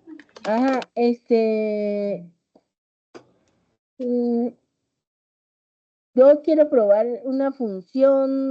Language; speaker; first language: Spanish; native; Spanish